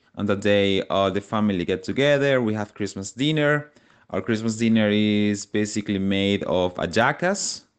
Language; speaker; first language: English; non-native, fluent; Spanish